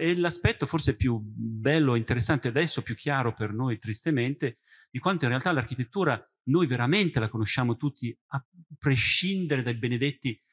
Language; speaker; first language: Italian; native; Italian